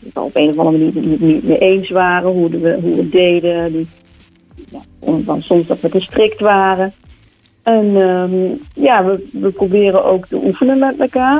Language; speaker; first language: Dutch; native; Dutch